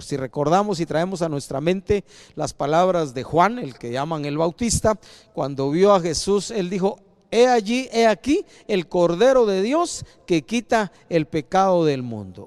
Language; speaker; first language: Spanish; native; Spanish